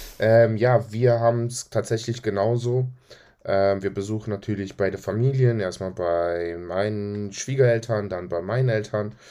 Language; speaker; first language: German; early bilingual, other home language; Greek